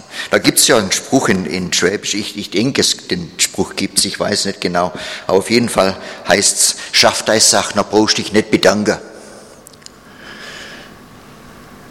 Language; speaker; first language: German; non-native, fluent; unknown